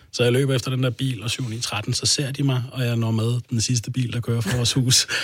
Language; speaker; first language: Danish; early bilingual, other home language; Arabic